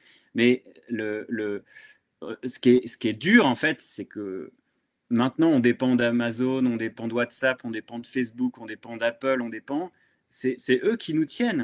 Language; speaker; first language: French; native; French